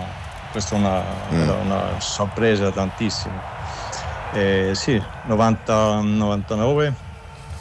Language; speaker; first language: Italian; non-native, learner; German